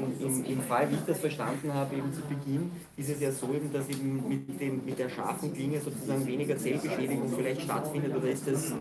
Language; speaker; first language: German; native; German